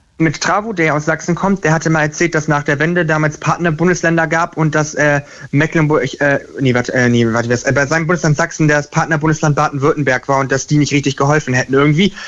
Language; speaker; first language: German; native; German